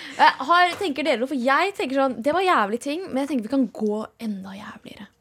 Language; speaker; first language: Norwegian; early bilingual, other home language; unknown